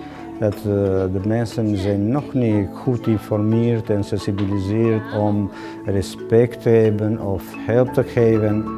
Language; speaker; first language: Dutch; non-native, learner; Albanian